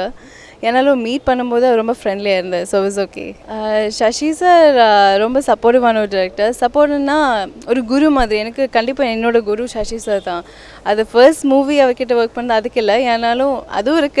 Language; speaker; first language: Tamil; non-native, learner; Malayalam